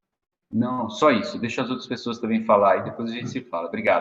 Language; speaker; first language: Portuguese; native; Portuguese